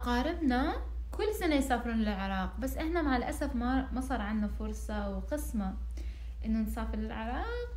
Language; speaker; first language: Arabic; non-native, fluent; Persian